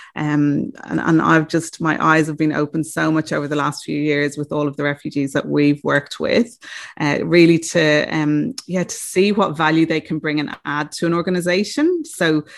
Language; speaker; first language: English; native; English